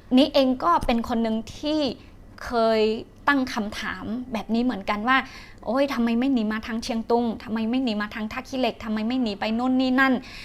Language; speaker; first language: Thai; non-native, fluent; Shan